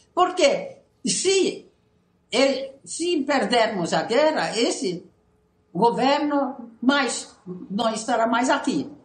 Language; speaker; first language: Portuguese; non-native, fluent; Italian